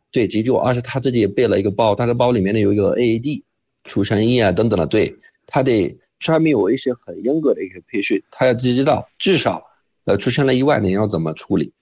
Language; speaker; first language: Chinese; non-native, fluent; Arabic